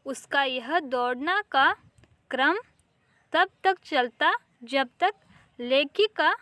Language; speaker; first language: Hindi; non-native, local second language; Kannada